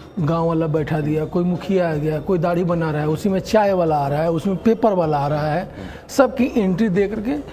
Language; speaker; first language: Hindi; non-native, local second language; Bhojpuri